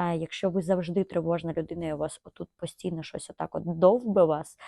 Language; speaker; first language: Ukrainian; non-native, local second language; Russian